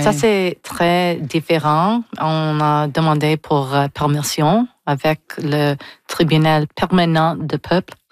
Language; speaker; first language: French; non-native, local second language; English